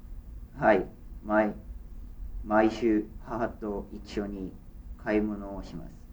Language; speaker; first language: Japanese; non-native, learner; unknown